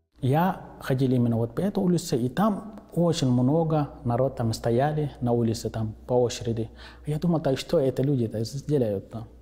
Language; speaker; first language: Russian; non-native, fluent; Arabic